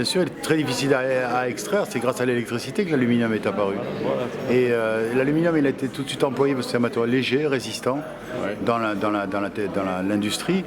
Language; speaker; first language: French; native; French